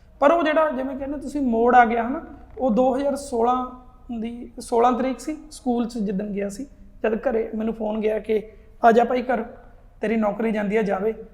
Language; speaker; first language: Punjabi; native; Punjabi